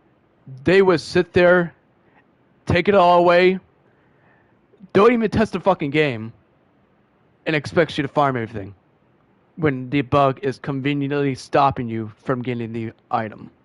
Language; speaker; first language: English; native; English